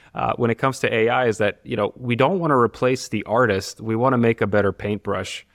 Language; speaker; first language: English; non-native, fluent; Bulgarian